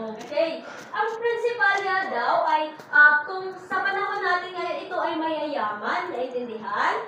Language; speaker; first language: Filipino; native; Filipino